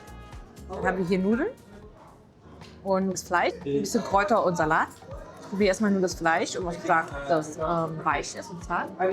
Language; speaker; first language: German; native; German